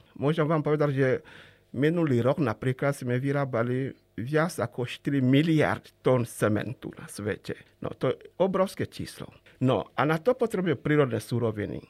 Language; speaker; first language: Slovak; non-native, fluent; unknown